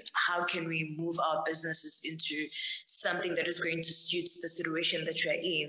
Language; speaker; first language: English; non-native, local second language; Zulu